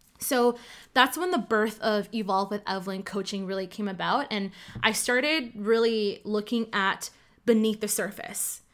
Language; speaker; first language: English; early bilingual, other home language; Cantonese